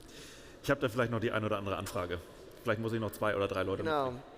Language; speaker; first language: German; native; German